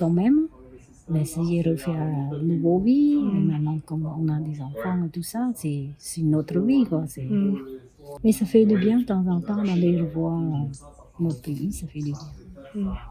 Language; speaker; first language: French; non-native, fluent; Khmer